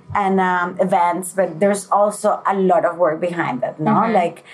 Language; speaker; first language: English; early bilingual, other home language; Spanish